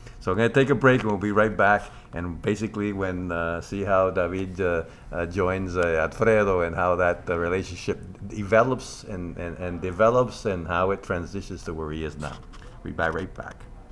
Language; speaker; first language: English; non-native, local second language; Spanish